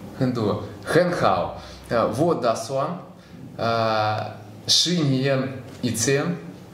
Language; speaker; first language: Chinese; non-native, learner; Russian